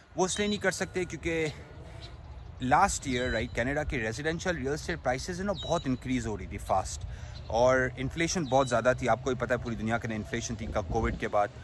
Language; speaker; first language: Hindi; native; Hindi